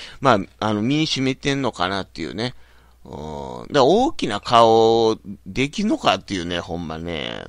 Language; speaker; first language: Japanese; native; Japanese